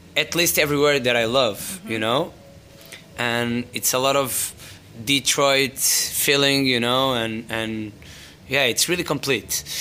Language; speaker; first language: English; non-native, fluent; Portuguese